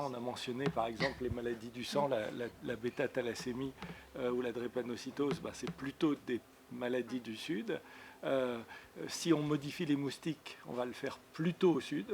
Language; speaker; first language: French; native; French